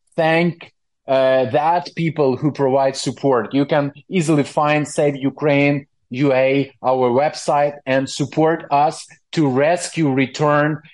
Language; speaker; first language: English; non-native, fluent; Ukrainian